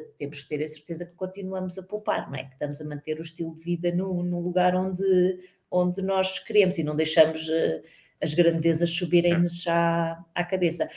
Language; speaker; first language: Portuguese; native; Portuguese